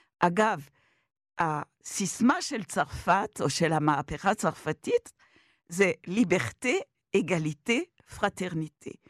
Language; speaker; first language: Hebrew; non-native, fluent; French